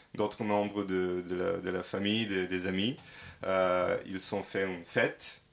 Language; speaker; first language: French; non-native, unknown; Serbian